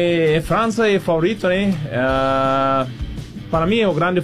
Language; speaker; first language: Portuguese; non-native, learner; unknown